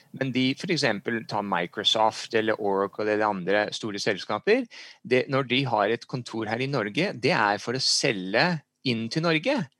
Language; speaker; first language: Norwegian; early bilingual, heritage; English